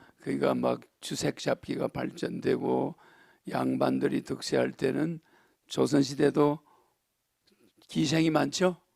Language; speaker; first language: Korean; native; Korean